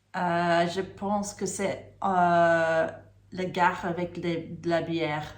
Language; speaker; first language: French; non-native, learner; English